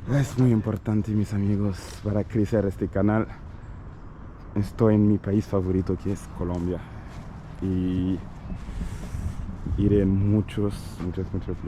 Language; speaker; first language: Spanish; non-native, learner; French